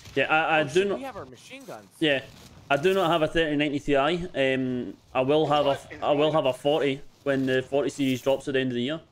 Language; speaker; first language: English; native; English